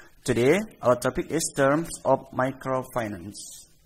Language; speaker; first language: English; non-native, fluent; Indonesian